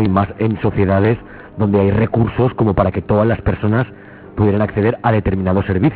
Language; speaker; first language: Spanish; native; Spanish